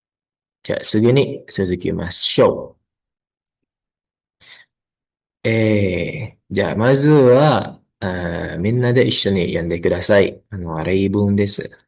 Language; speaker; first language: Japanese; non-native, learner; Indonesian